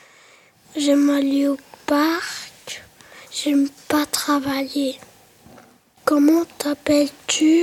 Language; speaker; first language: French; non-native, learner; Portuguese